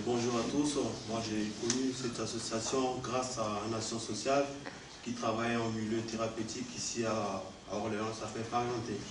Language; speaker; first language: French; non-native, fluent; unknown